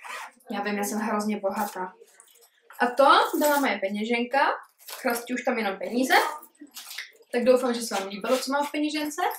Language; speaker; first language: Czech; early bilingual, heritage; Czech